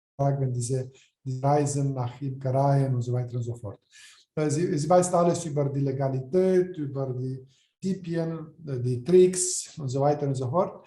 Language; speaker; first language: German; non-native, fluent; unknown